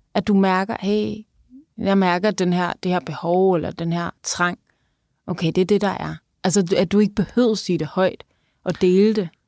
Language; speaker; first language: Danish; native; Danish